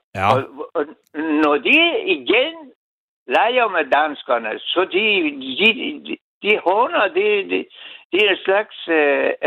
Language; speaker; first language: Danish; non-native, learner; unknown